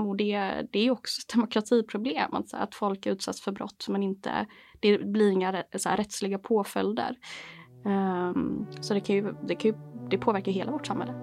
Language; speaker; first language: Swedish; native; Swedish